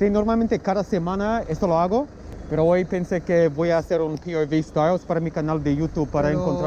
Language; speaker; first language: Spanish; non-native, learner; English